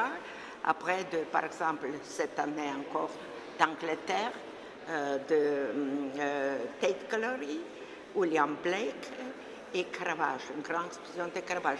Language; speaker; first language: French; non-native, fluent; Russian